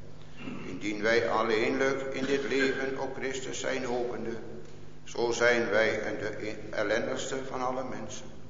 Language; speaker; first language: Dutch; native; Dutch